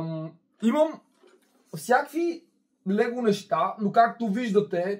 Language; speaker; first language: Bulgarian; native; Bulgarian